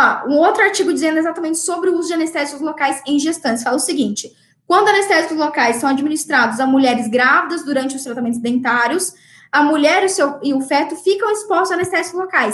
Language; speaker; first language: Portuguese; native; Portuguese